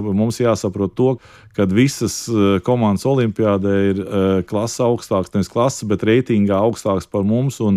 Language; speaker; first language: Latvian; native; Latvian